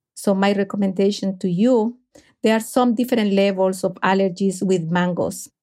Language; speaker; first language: English; non-native, fluent; Spanish